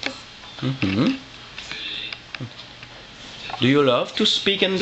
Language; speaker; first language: English; non-native, local second language; French